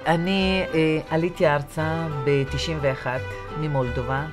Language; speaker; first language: Hebrew; non-native, fluent; Russian